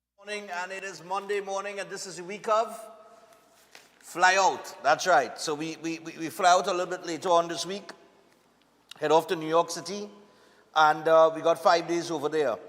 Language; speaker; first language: English; native; English